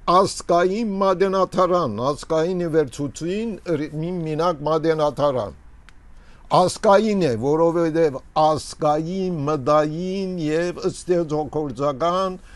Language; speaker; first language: Armenian; early bilingual, heritage; Armenian